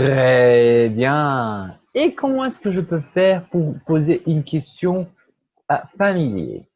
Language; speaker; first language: French; non-native, fluent; Portuguese